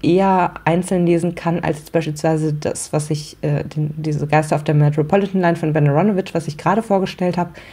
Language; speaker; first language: German; native; German